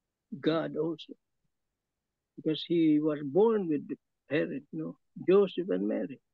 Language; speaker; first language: English; non-native, local second language; Filipino